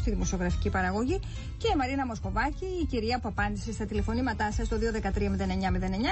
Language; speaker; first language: Greek; native; Greek